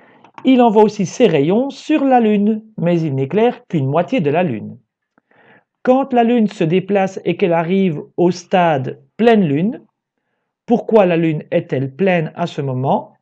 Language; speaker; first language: French; native; French